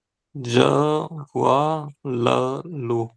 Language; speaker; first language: French; non-native, learner; Punjabi